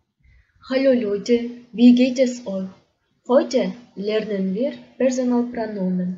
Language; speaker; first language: German; non-native, fluent; Kyrgyz